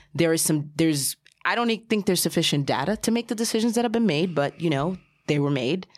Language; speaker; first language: English; early bilingual, other home language; Spanish